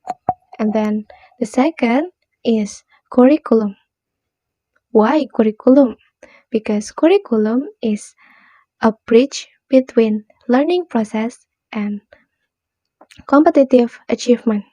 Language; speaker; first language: English; non-native, learner; Indonesian